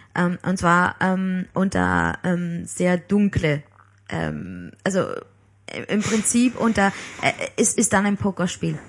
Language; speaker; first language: German; non-native, fluent; Spanish